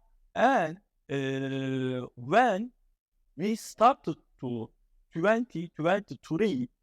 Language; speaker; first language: English; non-native, fluent; Turkish